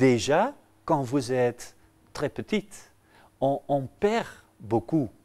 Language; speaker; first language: French; non-native, local second language; Dutch